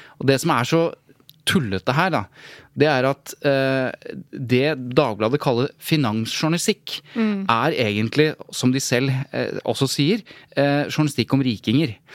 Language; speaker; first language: Norwegian; native; Norwegian